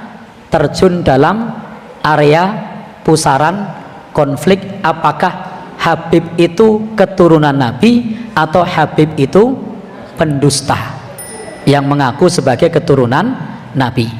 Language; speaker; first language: Indonesian; native; Indonesian